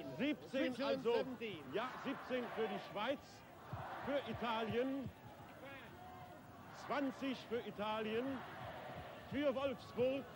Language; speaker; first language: German; native; German